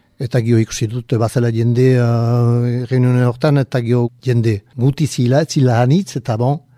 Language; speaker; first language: Basque; native; Basque